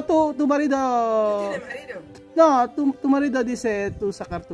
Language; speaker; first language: Spanish; non-native, learner; Filipino